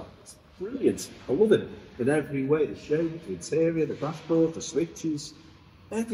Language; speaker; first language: English; native; English